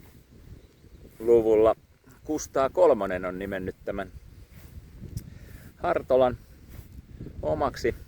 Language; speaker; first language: Finnish; native; Finnish